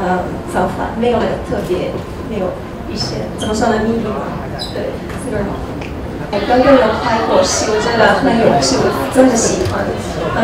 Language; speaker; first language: Chinese; non-native, learner; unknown